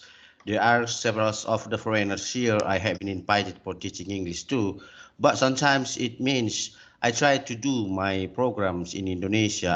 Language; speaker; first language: English; non-native, learner; Indonesian